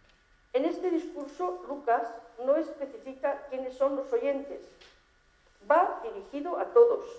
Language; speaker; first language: Spanish; native; Spanish